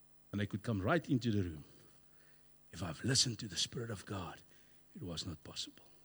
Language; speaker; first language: English; non-native, local second language; Afrikaans